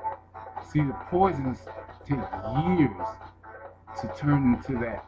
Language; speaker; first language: English; native; English